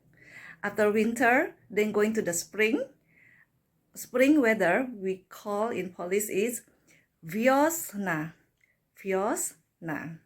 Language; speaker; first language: English; non-native, learner; Indonesian